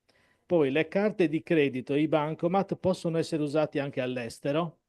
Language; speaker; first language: Italian; native; Italian